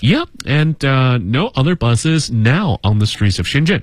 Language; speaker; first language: English; native; English